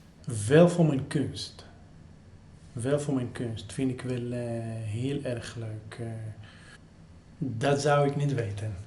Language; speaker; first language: Dutch; non-native, fluent; Hebrew